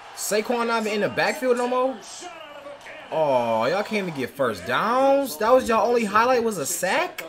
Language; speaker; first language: English; native; English